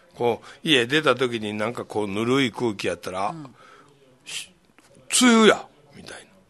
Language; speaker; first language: Japanese; native; Japanese